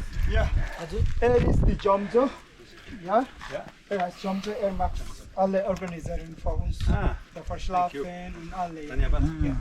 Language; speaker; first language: German; non-native, learner; Nepali